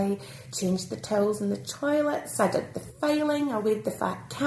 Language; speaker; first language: English; native; English